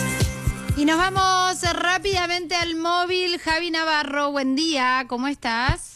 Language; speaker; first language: Spanish; native; Spanish